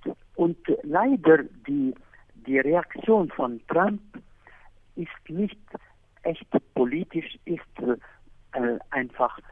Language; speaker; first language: German; non-native, fluent; Arabic